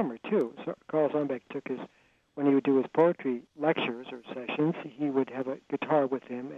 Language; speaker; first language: English; native; English